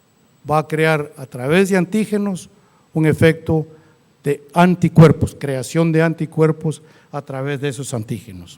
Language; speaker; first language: Spanish; native; Spanish